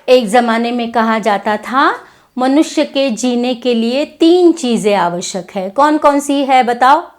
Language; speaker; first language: Hindi; non-native, local second language; Kannada